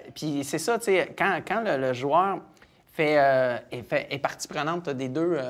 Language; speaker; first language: French; native; French